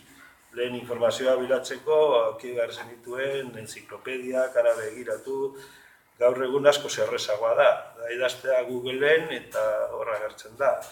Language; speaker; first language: Basque; non-native, local second language; Spanish